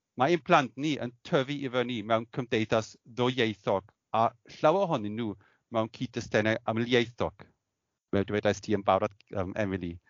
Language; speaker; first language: Welsh; non-native, fluent; German